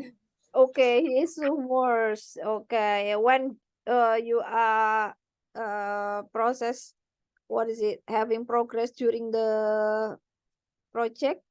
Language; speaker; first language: English; non-native, learner; Indonesian